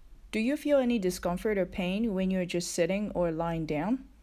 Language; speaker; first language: English; non-native, fluent; Japanese